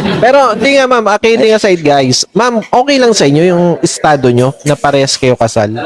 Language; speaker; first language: Filipino; native; Filipino